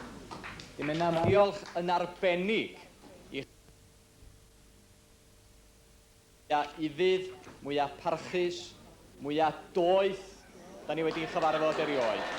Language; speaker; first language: Welsh; native; Welsh